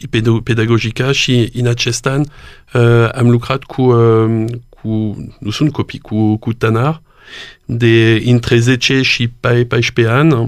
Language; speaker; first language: Romanian; non-native, learner; French